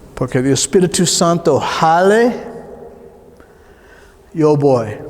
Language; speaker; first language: Spanish; non-native, learner; English